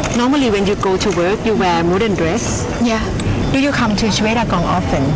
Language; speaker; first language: English; non-native, fluent; Thai